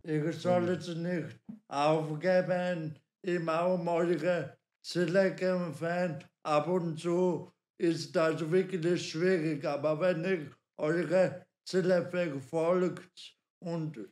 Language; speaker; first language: German; non-native, learner; Polish